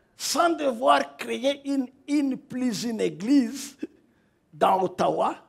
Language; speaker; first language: French; non-native, local second language; Kinyarwanda